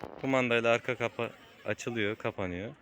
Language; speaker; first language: Turkish; native; Turkish